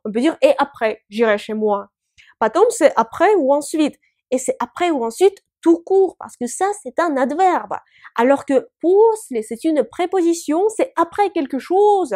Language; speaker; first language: French; non-native, fluent; Russian